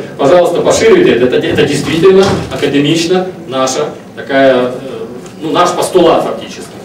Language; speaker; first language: Russian; non-native, local second language; Ukrainian